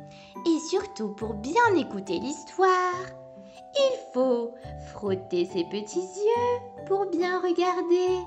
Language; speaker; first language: French; native; French